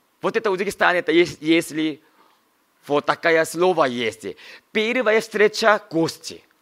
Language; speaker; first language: Russian; non-native, learner; Korean